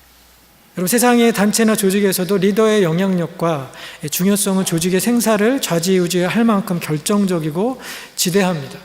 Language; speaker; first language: Korean; native; Korean